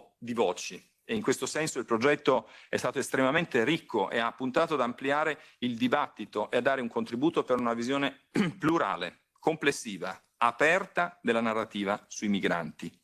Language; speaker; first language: Italian; native; Italian